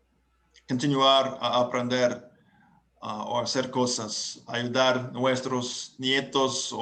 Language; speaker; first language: Spanish; non-native, learner; English